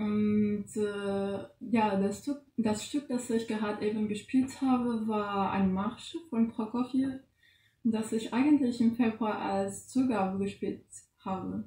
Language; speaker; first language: German; non-native, fluent; Portuguese